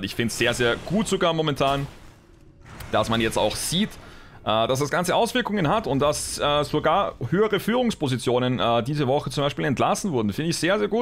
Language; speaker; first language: German; native; German